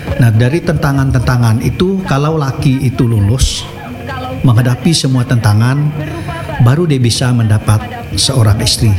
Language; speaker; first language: Indonesian; non-native, local second language; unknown